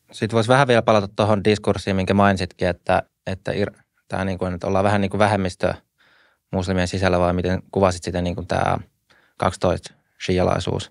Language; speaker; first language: Finnish; native; Finnish